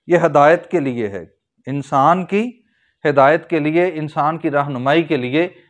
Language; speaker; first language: Urdu; native; Urdu